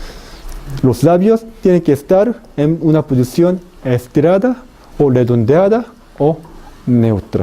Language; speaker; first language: Spanish; non-native, fluent; Korean